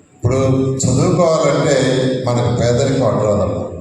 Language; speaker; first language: Telugu; native; Telugu